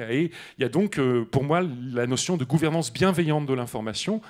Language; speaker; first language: French; native; French